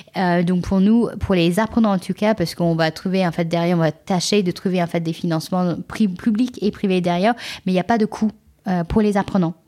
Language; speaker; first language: French; non-native, fluent; English